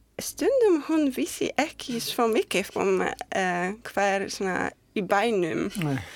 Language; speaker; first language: Icelandic; non-native, learner; Polish